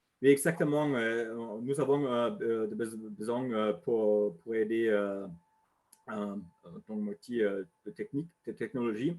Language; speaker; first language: French; non-native, learner; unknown